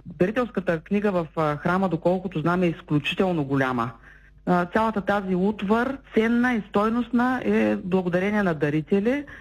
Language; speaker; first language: Bulgarian; native; Bulgarian